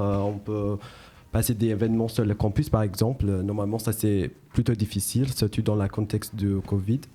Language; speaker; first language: French; non-native, learner; English